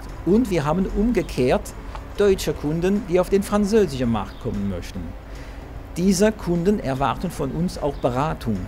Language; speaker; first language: German; non-native, fluent; French